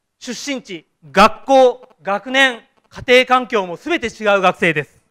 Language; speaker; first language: Japanese; native; Japanese